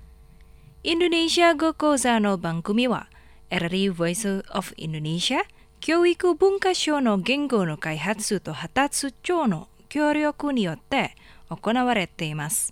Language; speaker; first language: Japanese; non-native, fluent; Indonesian